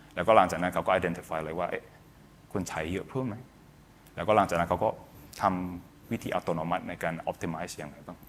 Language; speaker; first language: Thai; non-native, fluent; Indonesian